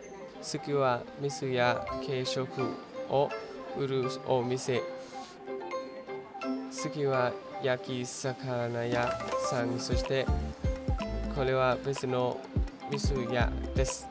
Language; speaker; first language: Japanese; non-native, learner; Thai